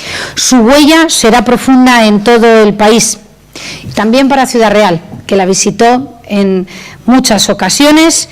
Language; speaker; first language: Spanish; native; Spanish